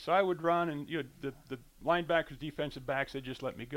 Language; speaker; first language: English; native; English